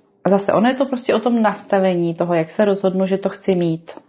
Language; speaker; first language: Czech; native; Czech